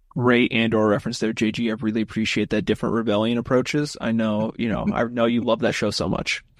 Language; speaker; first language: English; native; English